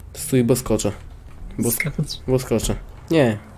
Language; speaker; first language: Polish; native; Polish